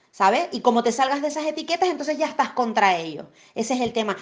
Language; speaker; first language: Spanish; native; Spanish